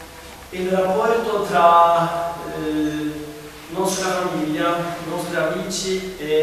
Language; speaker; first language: Italian; non-native, learner; Norwegian